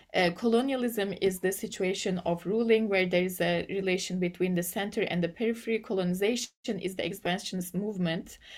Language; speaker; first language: English; non-native, fluent; Turkish